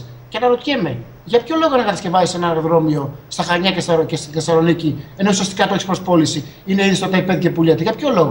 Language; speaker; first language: Greek; native; Greek